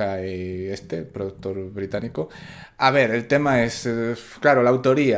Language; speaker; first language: Spanish; native; Spanish